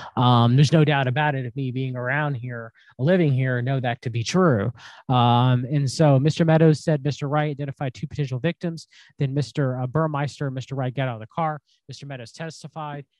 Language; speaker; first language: English; native; English